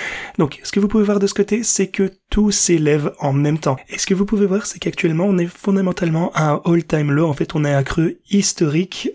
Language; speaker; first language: French; native; French